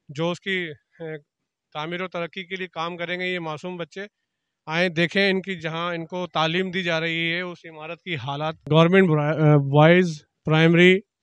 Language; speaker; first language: Urdu; non-native, local second language; Sindhi